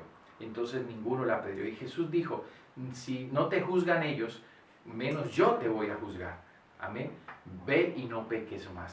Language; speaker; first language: Spanish; native; Spanish